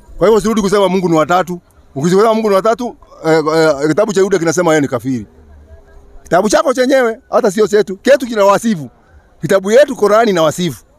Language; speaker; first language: Swahili; non-native, local second language; Kikuyu